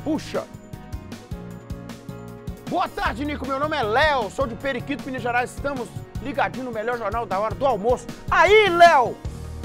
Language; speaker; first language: Portuguese; native; Portuguese